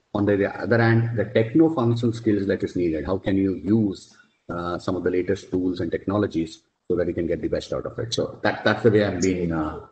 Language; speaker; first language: English; non-native, local second language; Tamil